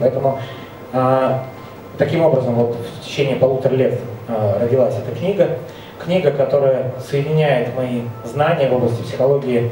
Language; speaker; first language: Russian; native; Russian